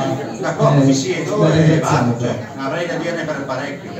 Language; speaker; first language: Italian; native; Italian